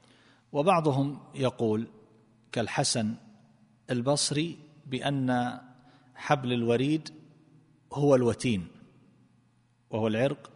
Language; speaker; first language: Arabic; native; Arabic